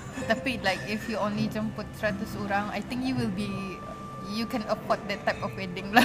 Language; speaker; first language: English; non-native, local second language; Malay